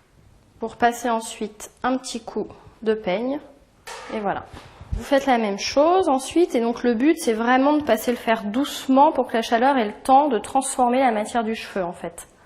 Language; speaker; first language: French; native; French